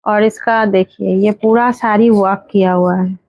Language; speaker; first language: Hindi; non-native, local second language; Bangla